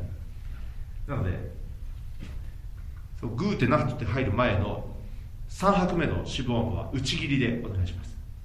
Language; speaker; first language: Japanese; native; Japanese